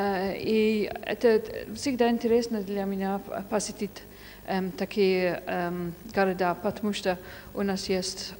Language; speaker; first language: Russian; non-native, fluent; English